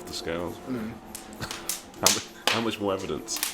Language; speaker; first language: English; native; English